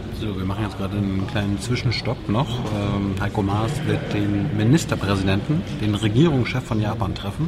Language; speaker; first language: German; native; German